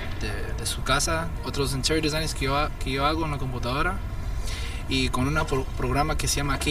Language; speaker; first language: Spanish; early bilingual, heritage; Spanish